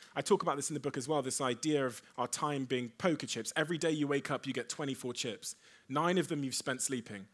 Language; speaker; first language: English; native; English